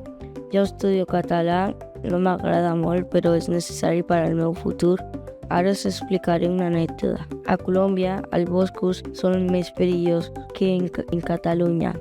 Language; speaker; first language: Catalan; non-native, learner; Spanish